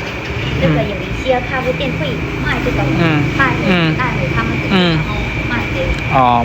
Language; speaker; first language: Chinese; non-native, learner; Vietnamese